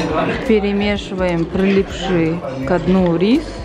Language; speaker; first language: Russian; non-native, local second language; Kazakh